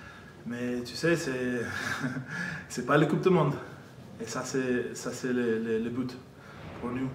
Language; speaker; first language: French; non-native, fluent; English